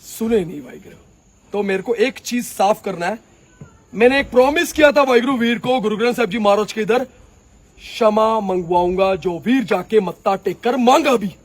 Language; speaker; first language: Hindi; non-native, local second language; Punjabi